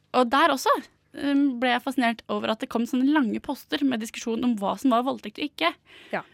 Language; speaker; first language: Norwegian; native; Norwegian